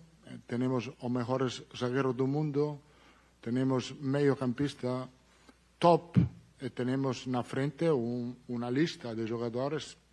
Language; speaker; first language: Portuguese; non-native, fluent; Italian